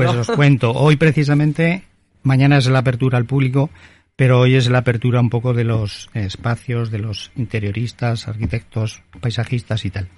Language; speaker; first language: Spanish; native; Spanish